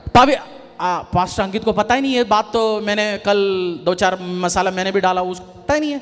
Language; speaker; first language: Hindi; non-native, local second language; Malayalam